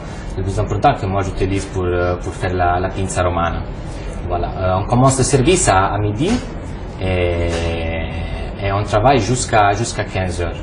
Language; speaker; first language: French; non-native, fluent; Romanian